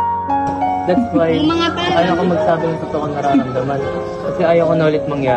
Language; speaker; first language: Filipino; native; Filipino